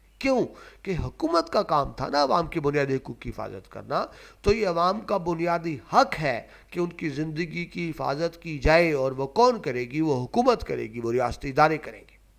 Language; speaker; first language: Urdu; non-native, local second language; Punjabi